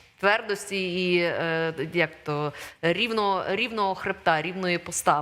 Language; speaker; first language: Ukrainian; native; Ukrainian